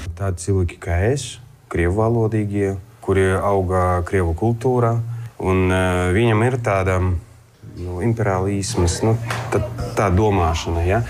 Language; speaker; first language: Latvian; non-native, local second language; Russian